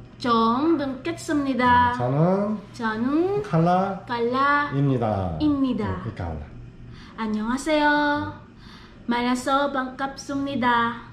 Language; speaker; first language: Korean; non-native, learner; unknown